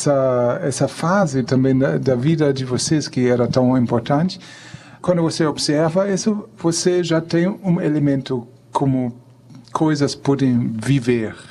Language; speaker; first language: Portuguese; non-native, fluent; German